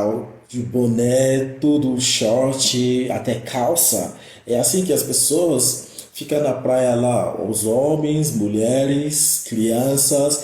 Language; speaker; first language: Portuguese; non-native, fluent; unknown